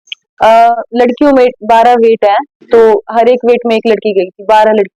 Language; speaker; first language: Hindi; native; Hindi